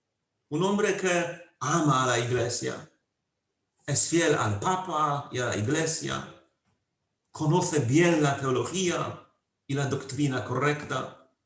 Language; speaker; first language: Spanish; non-native, fluent; Polish